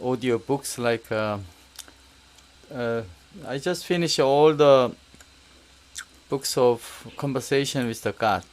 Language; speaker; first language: English; non-native, learner; Korean